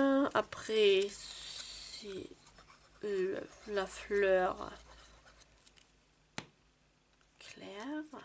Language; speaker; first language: French; non-native, fluent; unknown